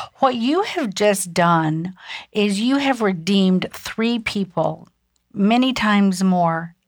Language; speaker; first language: English; early bilingual, other home language; German